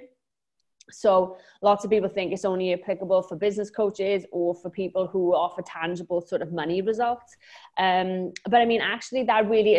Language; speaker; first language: English; native; English